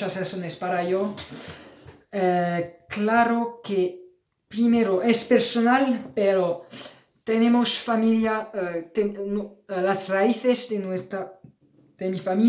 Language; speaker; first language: Spanish; non-native, learner; French